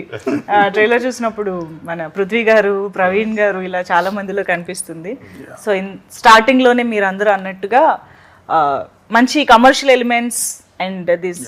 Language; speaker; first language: Telugu; native; Telugu